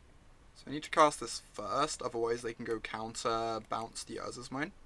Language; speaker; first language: English; native; English